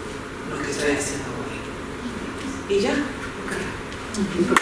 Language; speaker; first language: Spanish; non-native, fluent; English